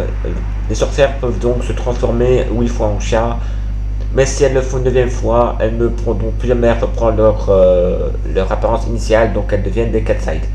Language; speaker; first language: French; native; French